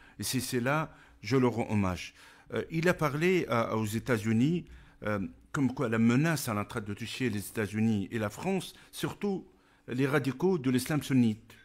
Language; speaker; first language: French; non-native, local second language; Arabic